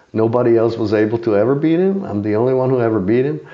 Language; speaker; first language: English; non-native, fluent; Czech